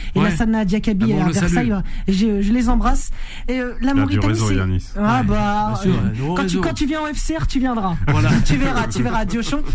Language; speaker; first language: French; native; French